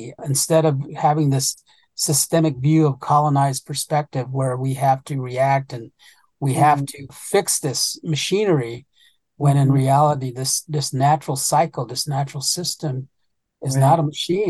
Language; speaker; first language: English; early bilingual, other home language; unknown